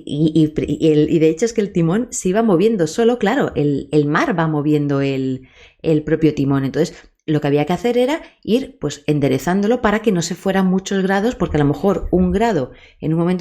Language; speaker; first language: Spanish; native; Spanish